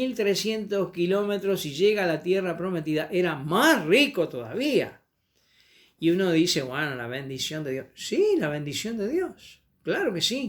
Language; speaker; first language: Spanish; native; Spanish